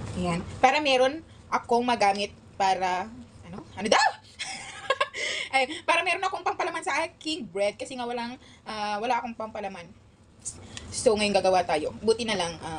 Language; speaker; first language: Filipino; non-native, local second language; Iloko